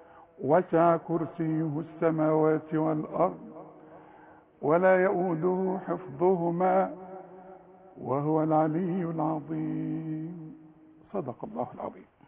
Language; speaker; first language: Arabic; native; Arabic